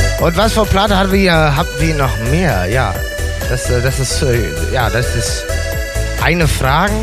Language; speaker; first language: German; non-native, learner; Dutch